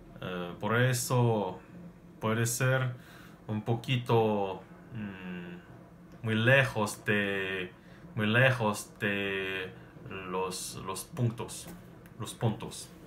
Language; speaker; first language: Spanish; non-native, learner; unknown